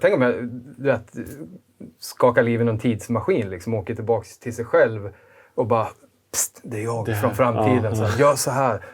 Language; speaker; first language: Swedish; native; Swedish